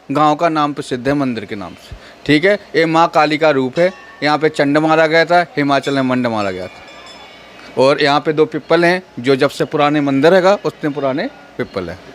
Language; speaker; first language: Hindi; non-native, local second language; Punjabi